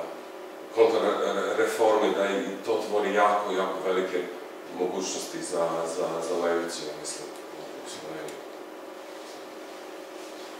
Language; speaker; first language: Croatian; non-native, fluent; English